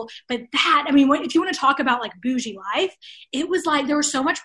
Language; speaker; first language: English; native; English